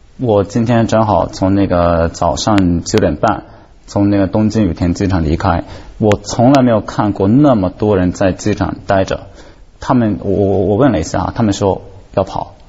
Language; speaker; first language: Chinese; non-native, fluent; Japanese